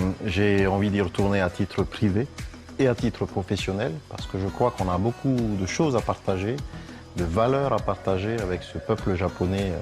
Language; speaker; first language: French; native; French